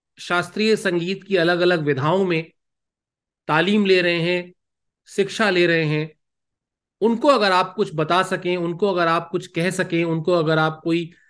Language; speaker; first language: Hindi; native; Hindi